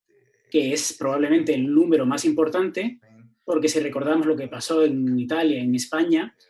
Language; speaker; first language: Spanish; non-native, fluent; Turkish